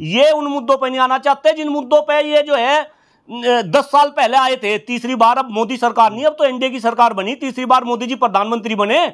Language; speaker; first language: Hindi; native; Hindi